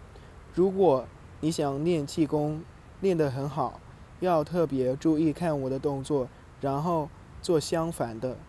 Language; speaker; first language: Chinese; non-native, learner; English